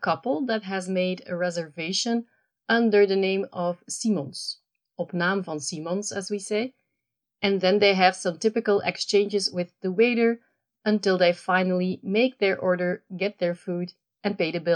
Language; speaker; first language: English; non-native, fluent; Dutch